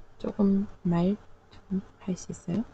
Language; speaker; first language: Korean; non-native, learner; English